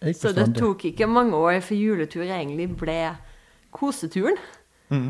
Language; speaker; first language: Norwegian; early bilingual, other home language; Dutch